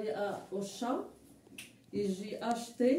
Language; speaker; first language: French; non-native, learner; Arabic